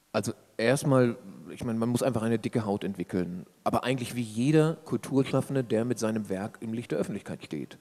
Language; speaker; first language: German; native; German